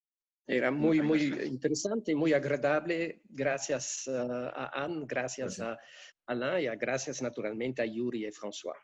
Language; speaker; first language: Spanish; non-native, fluent; French